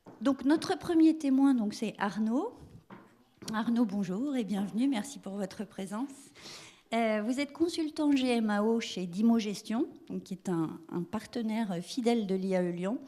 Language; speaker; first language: French; native; French